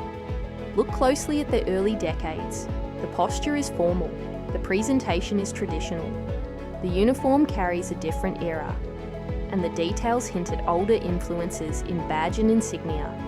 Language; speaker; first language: English; native; English